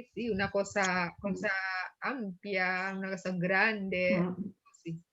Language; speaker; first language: Italian; non-native, fluent; Indonesian